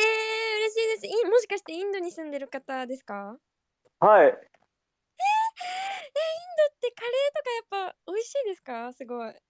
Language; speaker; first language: Japanese; native; Japanese